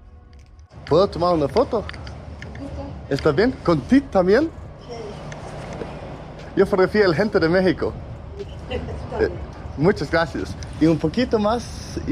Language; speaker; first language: Spanish; non-native, learner; Danish